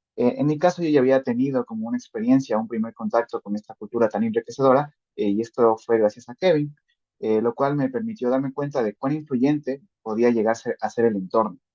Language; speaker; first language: Spanish; native; Spanish